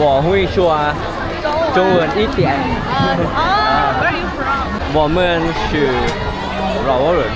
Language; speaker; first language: Chinese; non-native, learner; Lao